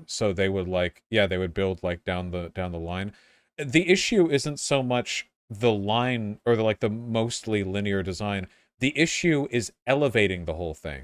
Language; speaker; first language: English; native; English